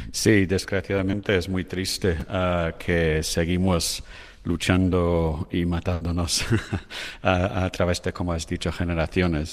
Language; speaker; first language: Spanish; non-native, fluent; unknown